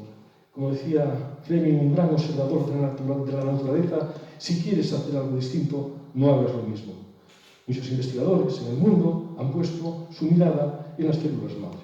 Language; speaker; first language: Spanish; native; Spanish